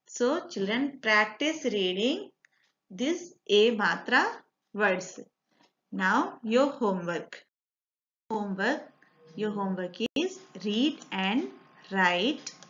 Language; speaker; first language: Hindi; non-native, local second language; Telugu